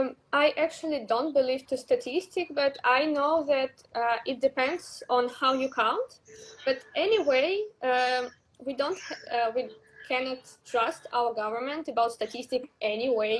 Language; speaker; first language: English; non-native, learner; Russian